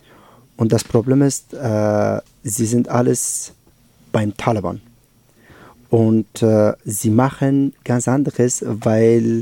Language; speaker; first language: German; non-native, learner; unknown